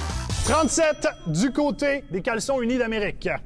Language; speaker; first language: French; native; French